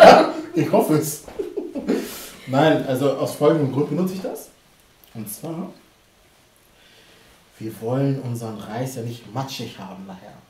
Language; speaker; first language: German; early bilingual, other home language; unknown